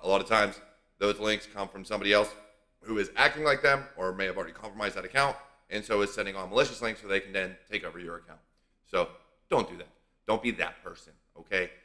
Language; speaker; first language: English; native; English